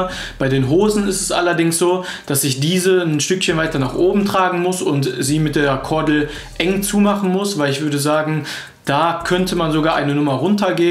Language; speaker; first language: German; native; German